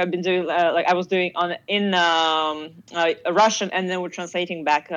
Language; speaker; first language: English; non-native, fluent; Russian